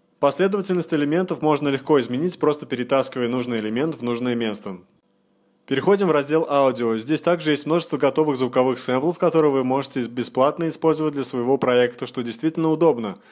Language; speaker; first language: Russian; native; Russian